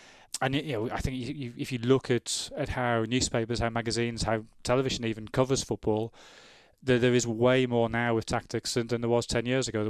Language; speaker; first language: English; native; English